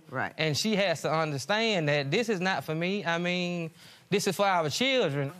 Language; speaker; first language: English; native; English